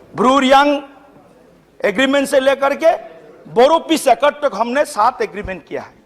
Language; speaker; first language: Hindi; non-native, local second language; Assamese